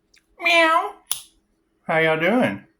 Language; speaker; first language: English; native; English